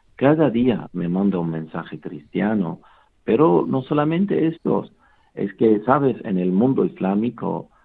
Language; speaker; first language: Spanish; non-native, fluent; Arabic